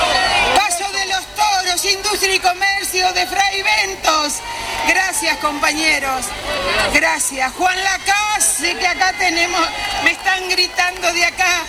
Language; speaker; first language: Spanish; native; Spanish